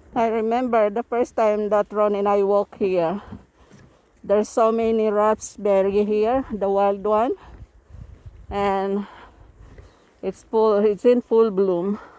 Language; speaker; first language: English; non-native, local second language; Filipino